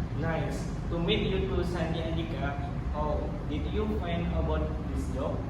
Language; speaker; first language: English; non-native, learner; Indonesian